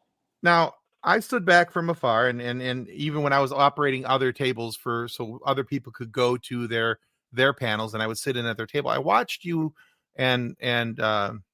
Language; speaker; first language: English; native; English